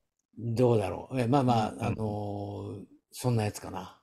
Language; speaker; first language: Japanese; native; Japanese